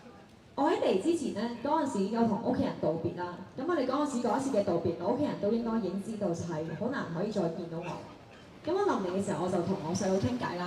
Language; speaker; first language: Cantonese; native; Cantonese